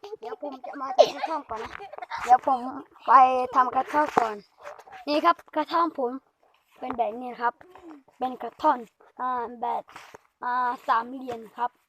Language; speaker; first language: Thai; native; Thai